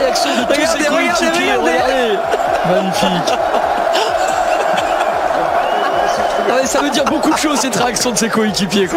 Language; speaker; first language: French; native; French